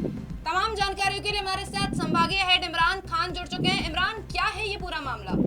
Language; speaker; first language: Hindi; native; Hindi